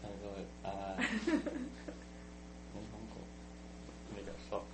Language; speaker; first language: Japanese; non-native, learner; Thai